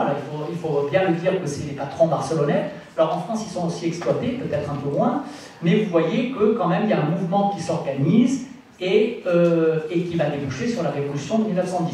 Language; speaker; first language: French; native; French